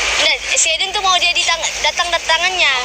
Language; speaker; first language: Indonesian; non-native, local second language; Malay